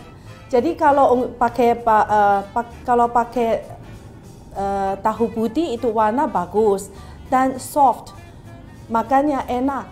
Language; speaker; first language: Indonesian; non-native, fluent; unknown